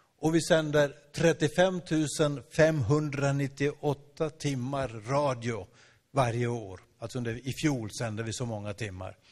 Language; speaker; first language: Swedish; native; Swedish